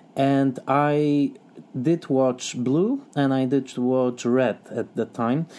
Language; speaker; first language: English; non-native, fluent; Polish